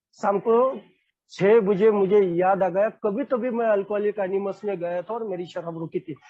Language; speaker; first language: Hindi; non-native, local second language; Marathi